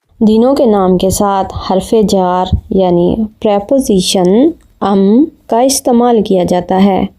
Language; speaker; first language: Urdu; native; Urdu